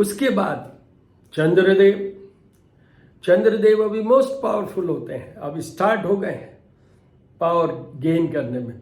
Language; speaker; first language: Hindi; native; Hindi